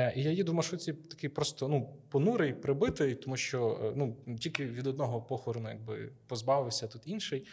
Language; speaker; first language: Ukrainian; native; Ukrainian